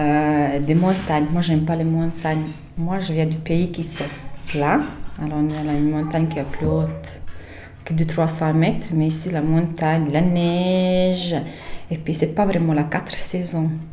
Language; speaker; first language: French; non-native, fluent; Latvian